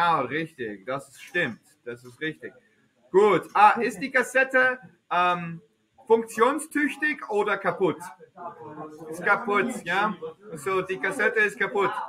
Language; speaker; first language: German; non-native, fluent; English